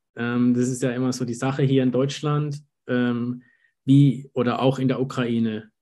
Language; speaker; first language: German; native; German